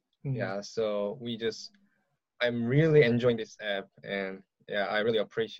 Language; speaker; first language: English; non-native, learner; Korean